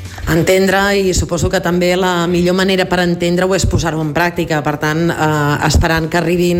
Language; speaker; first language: Catalan; native; Catalan